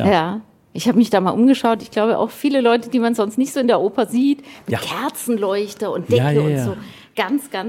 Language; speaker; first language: German; native; German